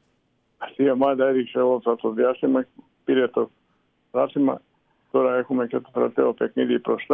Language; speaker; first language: Greek; non-native, fluent; Serbian